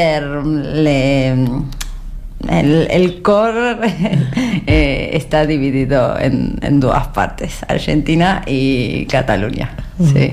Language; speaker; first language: Catalan; non-native, learner; Spanish